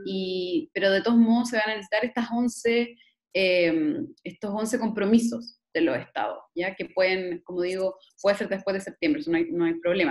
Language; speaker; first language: Spanish; native; Spanish